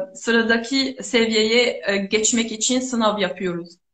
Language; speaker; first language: Turkish; non-native, fluent; Indonesian